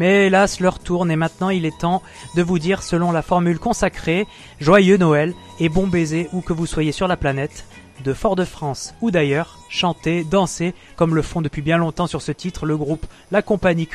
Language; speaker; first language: French; native; French